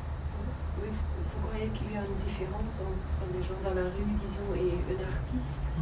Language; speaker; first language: French; non-native, fluent; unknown